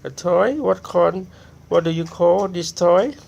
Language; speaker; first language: English; non-native, learner; Thai